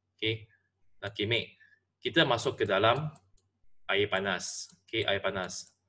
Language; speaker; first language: Malay; non-native, local second language; Chinese